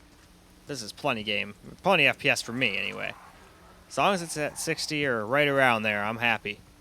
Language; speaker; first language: English; native; English